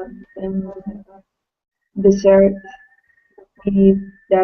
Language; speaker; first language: English; non-native, learner; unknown